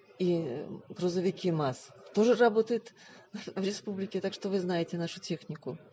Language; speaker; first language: Russian; native; Russian